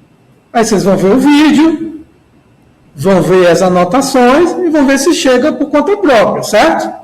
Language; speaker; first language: Portuguese; native; Portuguese